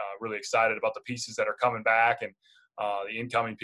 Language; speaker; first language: English; native; English